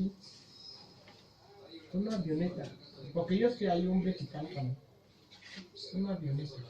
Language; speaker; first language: Spanish; non-native, learner; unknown